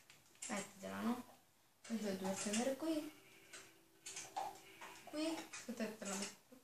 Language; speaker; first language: Italian; native; Italian